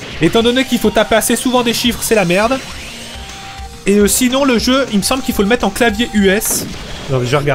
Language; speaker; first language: French; native; French